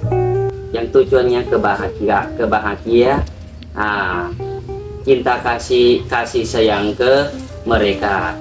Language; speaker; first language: Indonesian; non-native, learner; Thai